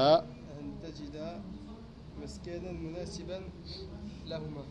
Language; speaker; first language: Arabic; non-native, learner; French